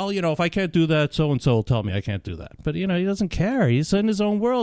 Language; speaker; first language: English; native; English